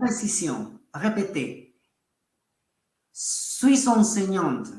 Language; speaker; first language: French; non-native, fluent; Spanish